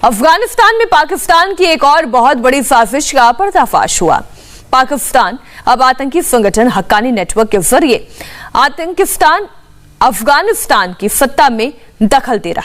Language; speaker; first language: Hindi; native; Hindi